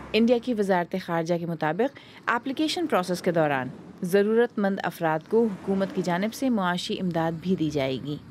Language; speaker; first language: Urdu; native; Urdu